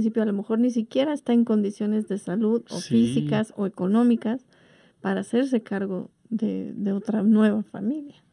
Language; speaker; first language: Spanish; native; Spanish